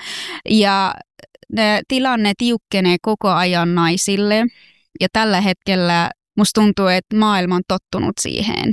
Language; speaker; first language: Finnish; non-native, fluent; Persian